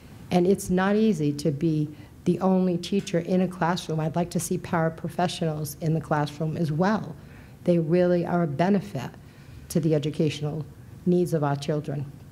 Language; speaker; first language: English; early bilingual, other home language; Portuguese